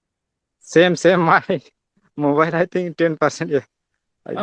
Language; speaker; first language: English; non-native, learner; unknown